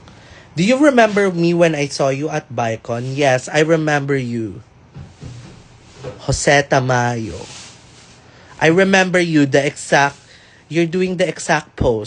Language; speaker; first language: English; non-native, local second language; Filipino